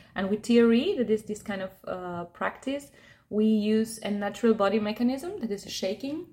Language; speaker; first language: English; non-native, fluent; Spanish